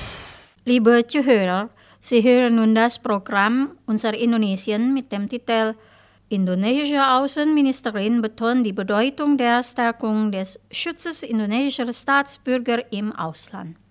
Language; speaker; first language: German; non-native, fluent; Indonesian